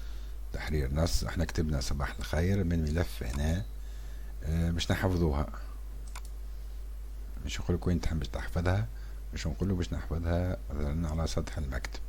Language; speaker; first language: Arabic; native; Arabic